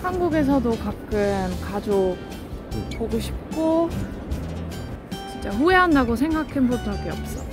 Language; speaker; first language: Korean; non-native, fluent; Dutch